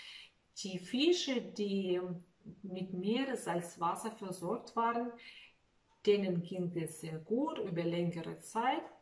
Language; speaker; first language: German; non-native, fluent; Russian